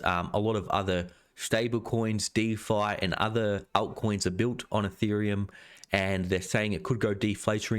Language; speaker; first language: English; native; English